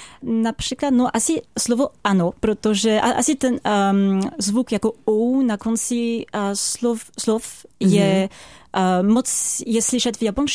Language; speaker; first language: Czech; non-native, fluent; French